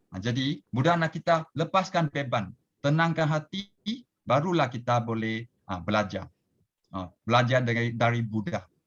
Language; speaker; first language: Malay; non-native, local second language; Chinese